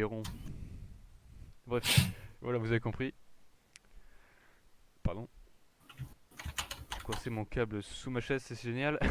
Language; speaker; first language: French; native; French